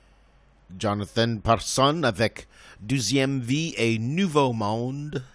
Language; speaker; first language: French; non-native, learner; English